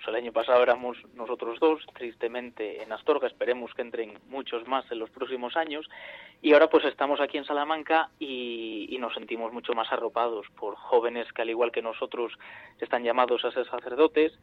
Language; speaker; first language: Spanish; native; Spanish